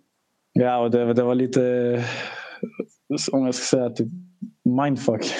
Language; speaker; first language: Swedish; early bilingual, other home language; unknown